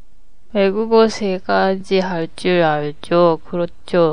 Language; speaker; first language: Korean; non-native, learner; Japanese